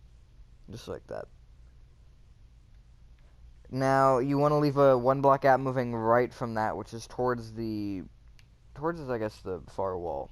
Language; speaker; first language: English; native; English